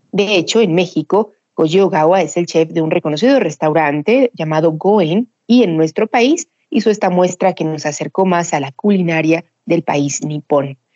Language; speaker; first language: Spanish; native; Spanish